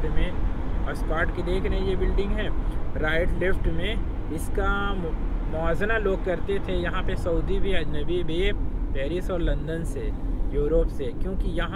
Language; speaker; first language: Hindi; native; Hindi